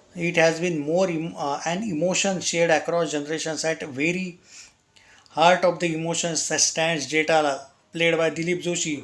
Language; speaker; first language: English; non-native, local second language; Hindi